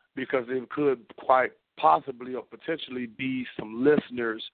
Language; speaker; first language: English; native; English